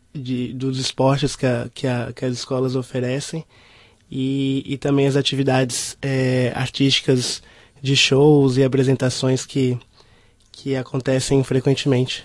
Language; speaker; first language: Portuguese; native; Portuguese